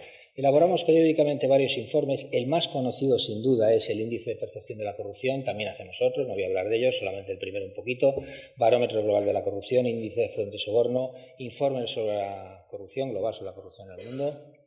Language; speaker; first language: Spanish; native; Spanish